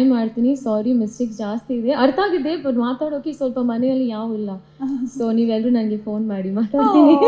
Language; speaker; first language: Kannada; non-native, learner; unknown